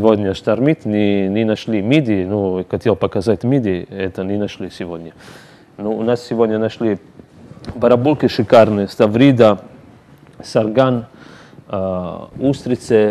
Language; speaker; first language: Russian; non-native, learner; Italian